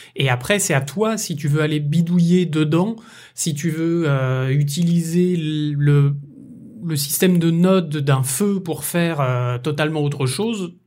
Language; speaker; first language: French; native; French